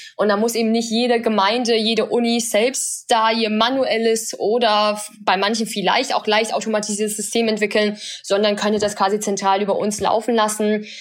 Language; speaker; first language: German; early bilingual, other home language; Chinese